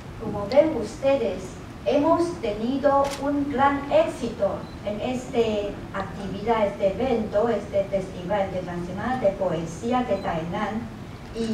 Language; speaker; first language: Spanish; non-native, learner; Chinese